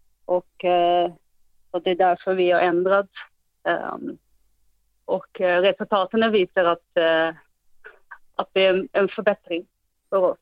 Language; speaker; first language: Swedish; non-native, fluent; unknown